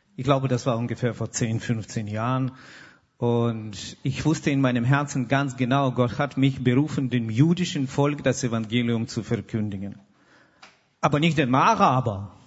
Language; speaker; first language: German; non-native, fluent; Russian